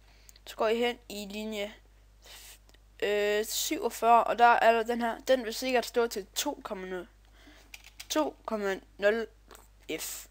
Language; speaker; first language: Danish; native; Danish